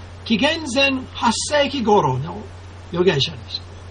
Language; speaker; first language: Japanese; non-native, fluent; English